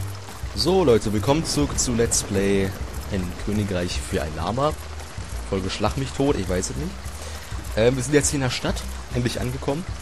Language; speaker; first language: German; native; German